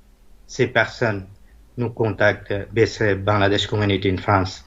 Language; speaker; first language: French; non-native, fluent; Bangla